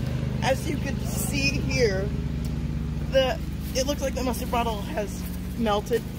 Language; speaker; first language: English; native; English